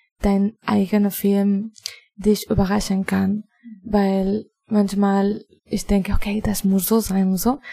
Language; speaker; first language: German; non-native, fluent; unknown